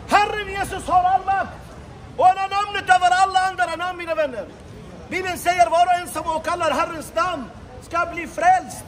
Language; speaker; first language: Swedish; non-native, fluent; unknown